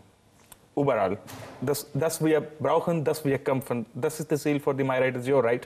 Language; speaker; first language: German; non-native, learner; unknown